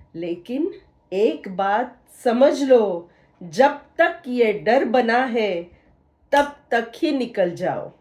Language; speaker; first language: Hindi; non-native, local second language; Marathi